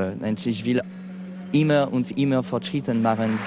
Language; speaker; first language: German; non-native, fluent; French